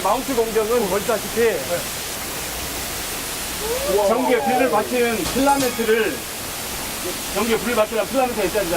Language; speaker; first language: Korean; native; Korean